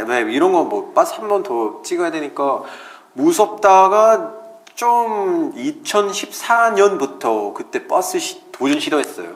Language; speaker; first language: Korean; non-native, fluent; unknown